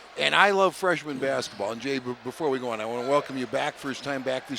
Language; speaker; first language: English; native; English